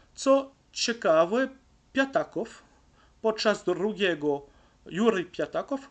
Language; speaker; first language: Polish; non-native, learner; French